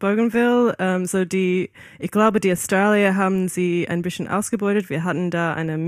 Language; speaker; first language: German; non-native, fluent; English